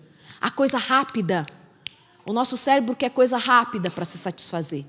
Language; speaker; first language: Portuguese; native; Portuguese